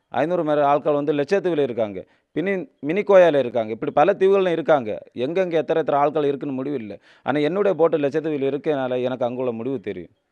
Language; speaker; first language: Tamil; native; Tamil